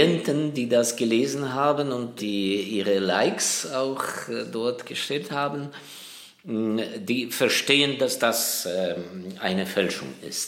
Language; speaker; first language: German; non-native, fluent; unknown